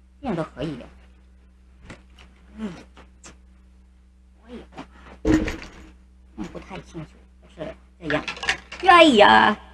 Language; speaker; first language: Chinese; non-native, learner; Thai